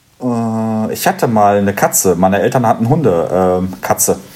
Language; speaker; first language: German; native; German